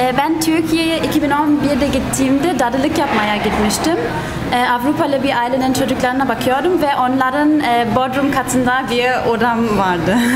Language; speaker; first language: Turkish; non-native, fluent; German